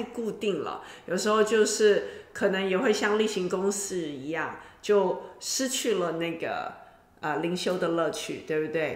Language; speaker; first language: Chinese; native; Chinese